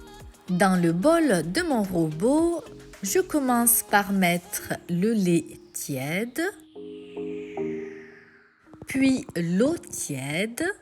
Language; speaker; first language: French; native; French